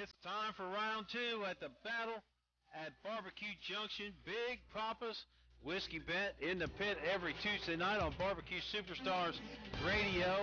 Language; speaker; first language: English; native; English